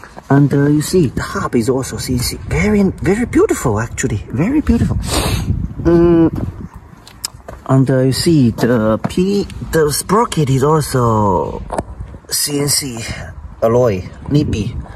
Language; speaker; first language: English; non-native, learner; Chinese